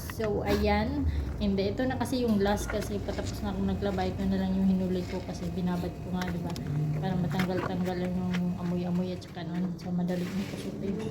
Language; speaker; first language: Filipino; native; Filipino